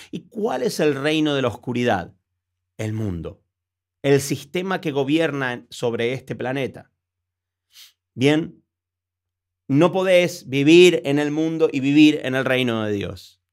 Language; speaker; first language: Spanish; native; Spanish